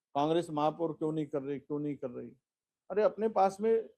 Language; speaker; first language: Hindi; non-native, local second language; Marathi